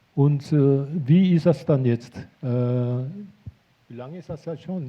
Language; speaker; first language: German; non-native, fluent; Korean